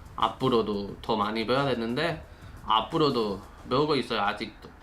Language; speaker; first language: Korean; non-native, learner; Spanish